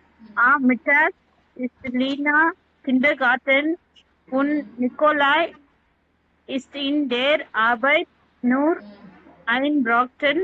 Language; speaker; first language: German; non-native, learner; Tamil